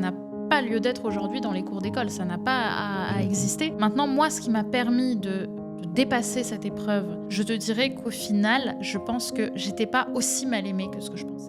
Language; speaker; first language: French; native; French